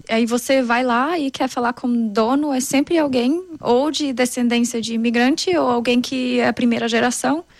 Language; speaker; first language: Portuguese; non-native, fluent; German